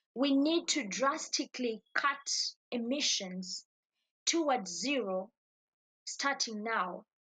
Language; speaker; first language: English; non-native, local second language; Ganda